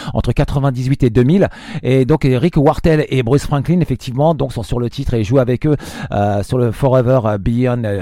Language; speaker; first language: French; native; French